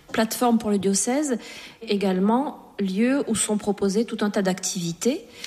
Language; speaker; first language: French; native; French